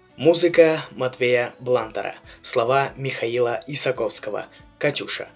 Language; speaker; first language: Russian; non-native, local second language; Kazakh